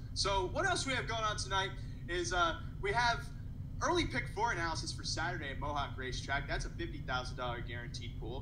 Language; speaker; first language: English; native; English